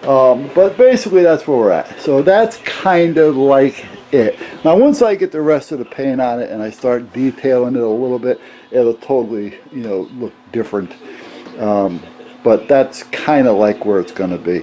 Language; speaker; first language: English; native; English